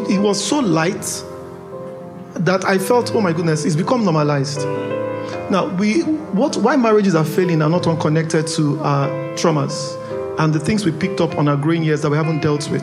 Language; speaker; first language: English; non-native, local second language; Igbo